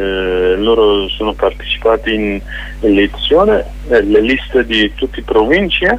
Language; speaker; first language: Italian; non-native, fluent; Kurdish